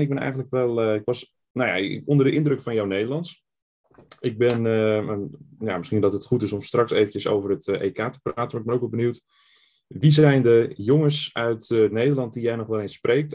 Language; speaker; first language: Dutch; native; Dutch